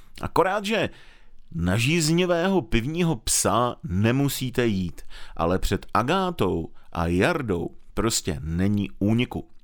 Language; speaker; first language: Czech; native; Czech